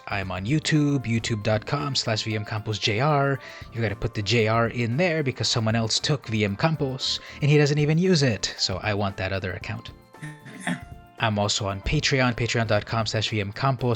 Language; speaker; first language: English; native; English